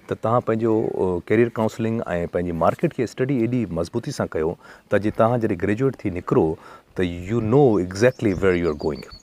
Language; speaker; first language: Sindhi; native; Sindhi